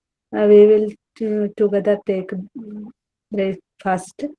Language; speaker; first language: English; non-native, learner; Malayalam